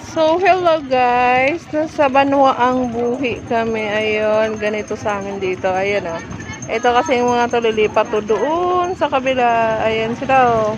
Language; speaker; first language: Filipino; non-native, local second language; Bikol